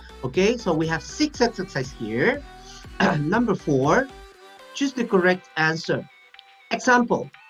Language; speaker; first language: English; non-native, fluent; Spanish